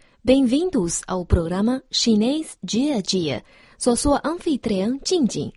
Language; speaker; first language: Portuguese; non-native, fluent; Chinese